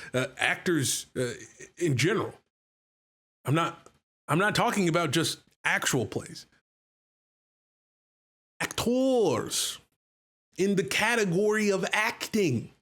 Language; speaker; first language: English; native; English